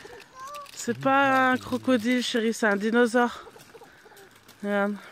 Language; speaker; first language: French; native; French